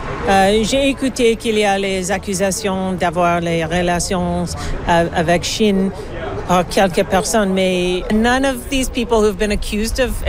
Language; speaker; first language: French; non-native, learner; English